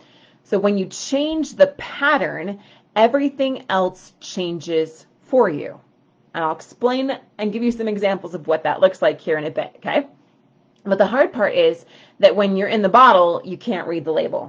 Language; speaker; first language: English; native; English